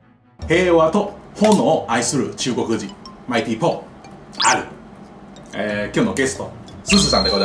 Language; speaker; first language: Japanese; non-native, fluent; Chinese